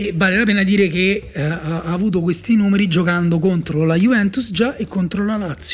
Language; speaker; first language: Italian; native; Italian